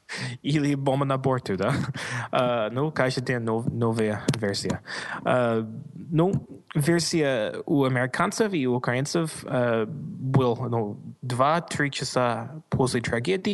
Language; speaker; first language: Russian; non-native, learner; English